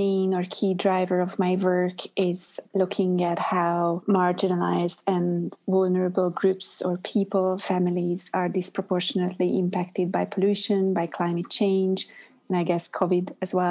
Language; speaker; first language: English; non-native, fluent; Hungarian